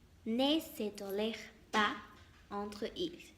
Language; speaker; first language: French; non-native, learner; Spanish